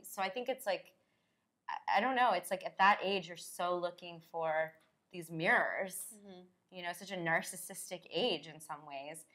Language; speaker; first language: English; native; English